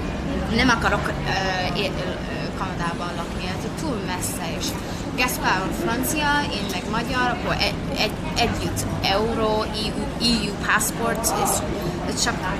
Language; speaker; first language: Hungarian; early bilingual, heritage; Hungarian